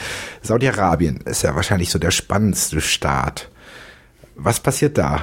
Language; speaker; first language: German; native; German